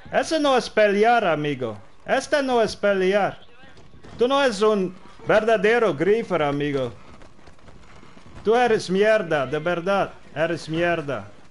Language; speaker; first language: Spanish; non-native, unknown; Dutch